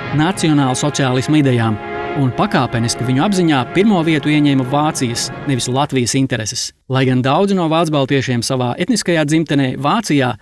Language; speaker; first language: Latvian; native; Latvian